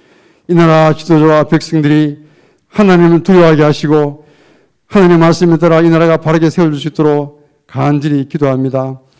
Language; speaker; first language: Korean; native; Korean